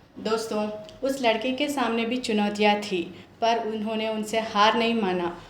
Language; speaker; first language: Hindi; non-native, local second language; Telugu